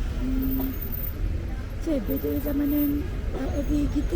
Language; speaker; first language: Turkish; non-native, learner; Malay